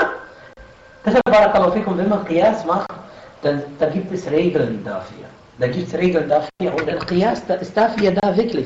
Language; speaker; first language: German; non-native, fluent; Arabic